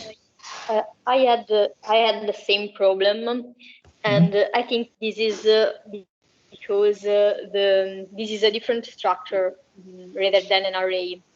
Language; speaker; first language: English; non-native, fluent; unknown